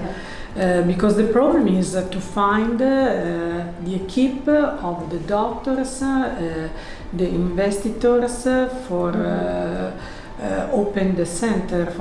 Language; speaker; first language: English; non-native, learner; Italian